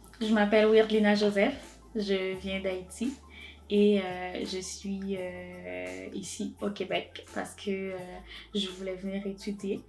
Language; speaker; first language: French; non-native, local second language; Haitian Creole